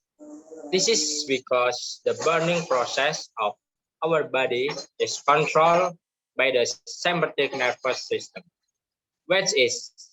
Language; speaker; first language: English; non-native, learner; Indonesian